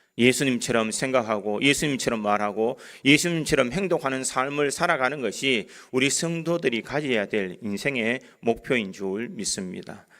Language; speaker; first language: Korean; native; Korean